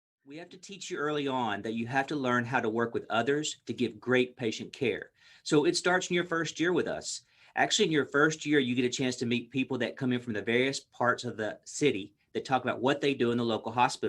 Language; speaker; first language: English; native; English